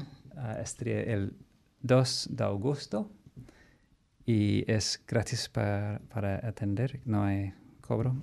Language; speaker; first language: Spanish; non-native, fluent; English